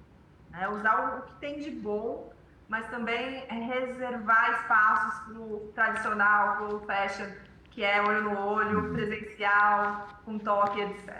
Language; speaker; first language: Portuguese; native; Portuguese